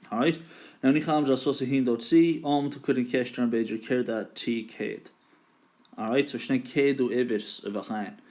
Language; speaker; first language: Irish; native; Irish